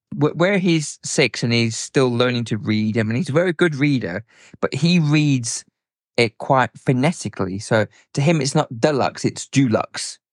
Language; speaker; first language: English; native; English